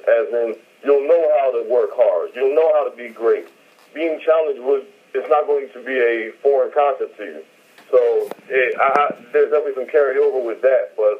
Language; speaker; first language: English; native; English